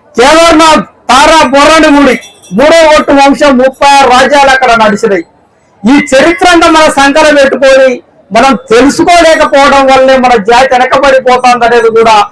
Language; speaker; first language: Telugu; non-native, local second language; Koya